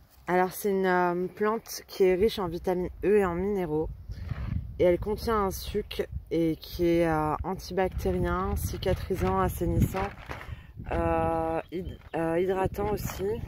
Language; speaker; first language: French; native; French